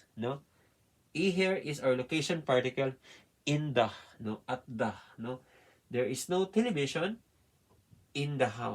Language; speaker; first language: English; non-native, learner; Filipino